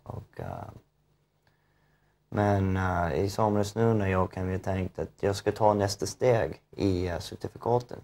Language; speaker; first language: Swedish; non-native, fluent; English